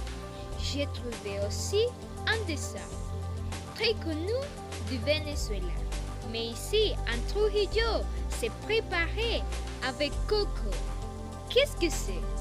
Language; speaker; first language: French; non-native, learner; Spanish